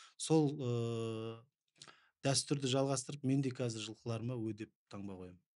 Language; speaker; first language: Kazakh; native; Kazakh